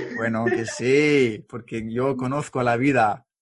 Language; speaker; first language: Spanish; non-native, learner; English